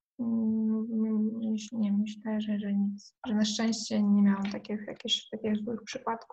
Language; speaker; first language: Polish; non-native, fluent; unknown